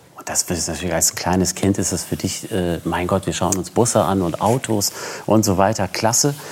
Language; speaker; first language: German; early bilingual, other home language; Persian